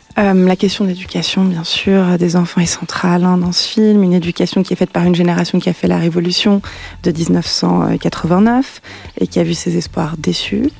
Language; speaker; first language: French; native; French